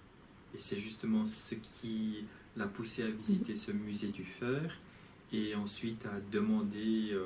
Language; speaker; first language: French; native; French